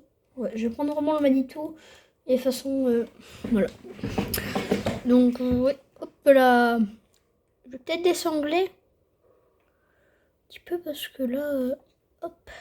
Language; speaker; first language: French; native; French